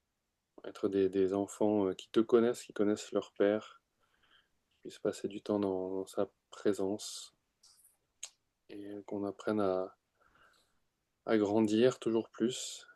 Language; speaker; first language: French; native; French